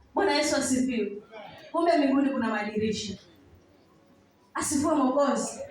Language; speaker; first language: Swahili; non-native, local second language; Kamba